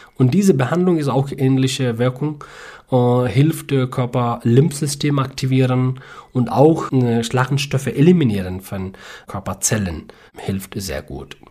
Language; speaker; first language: German; non-native, learner; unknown